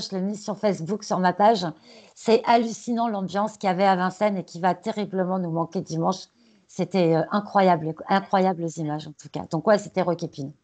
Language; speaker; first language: French; native; French